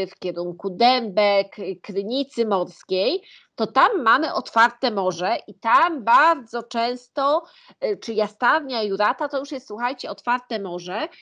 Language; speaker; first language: Polish; native; Polish